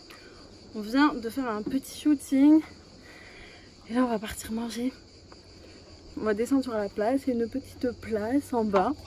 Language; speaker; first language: French; native; French